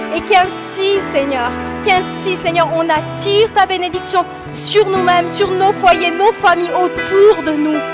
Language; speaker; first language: French; native; French